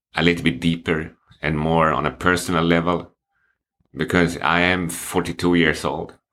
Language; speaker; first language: English; non-native, fluent; Swedish